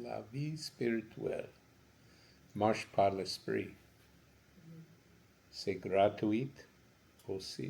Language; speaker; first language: French; non-native, learner; English